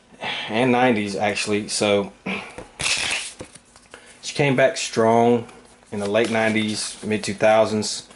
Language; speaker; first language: English; native; English